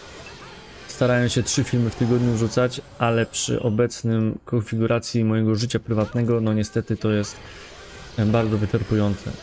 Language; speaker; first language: Polish; native; Polish